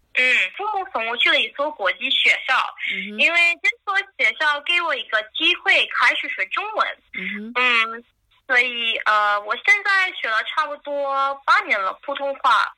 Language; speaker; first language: Chinese; non-native, fluent; English